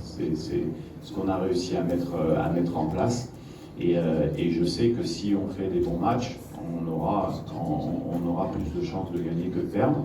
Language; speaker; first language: French; native; French